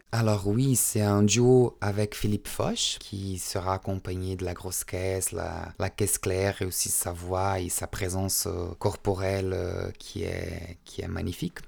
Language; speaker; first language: French; non-native, fluent; Portuguese